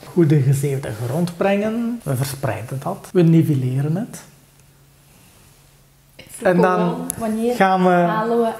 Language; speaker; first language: Dutch; early bilingual, other home language; Turkish